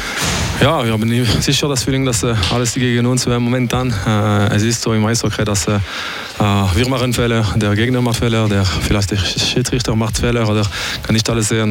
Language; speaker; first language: German; non-native, local second language; French